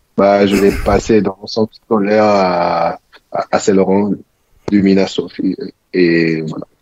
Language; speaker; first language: French; non-native, local second language; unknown